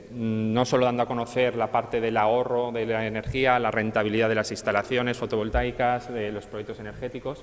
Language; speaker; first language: Spanish; native; Spanish